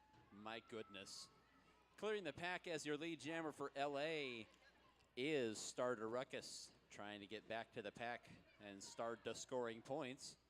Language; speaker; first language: English; native; English